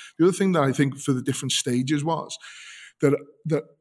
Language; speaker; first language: English; native; English